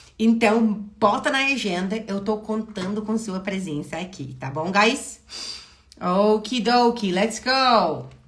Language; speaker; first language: Portuguese; non-native, fluent; English